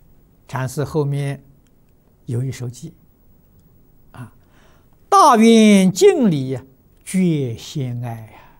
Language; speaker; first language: Chinese; native; Chinese